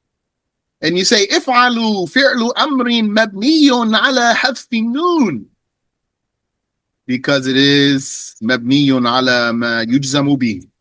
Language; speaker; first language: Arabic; non-native, fluent; English